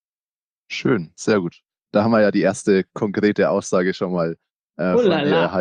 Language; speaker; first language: German; native; German